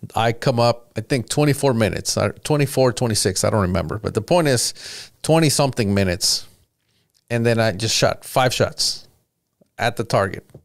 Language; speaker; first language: English; early bilingual, other home language; Spanish